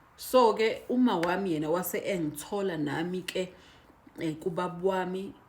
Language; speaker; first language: Zulu; native; Zulu